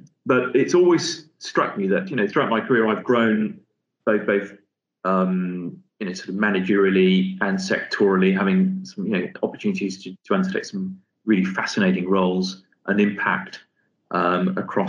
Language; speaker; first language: English; native; English